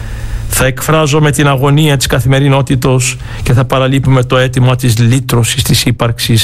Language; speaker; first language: Greek; native; Greek